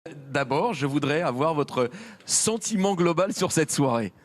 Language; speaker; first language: French; native; French